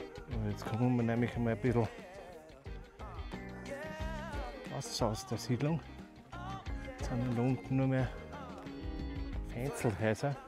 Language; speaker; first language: German; native; German